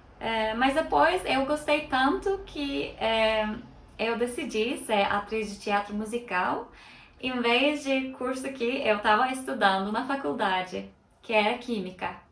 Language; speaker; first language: Portuguese; non-native, fluent; Turkish